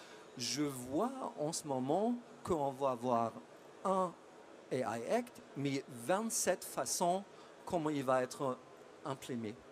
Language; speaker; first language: French; non-native, fluent; German